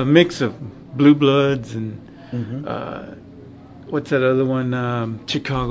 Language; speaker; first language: English; native; English